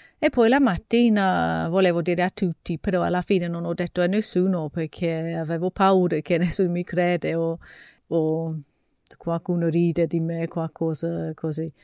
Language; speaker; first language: Italian; non-native, fluent; English